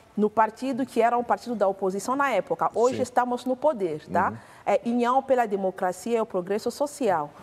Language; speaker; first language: Portuguese; non-native, fluent; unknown